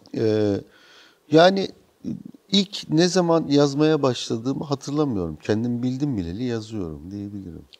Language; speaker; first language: Turkish; native; Turkish